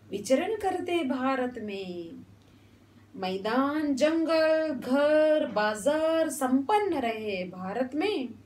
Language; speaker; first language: Hindi; non-native, local second language; Kannada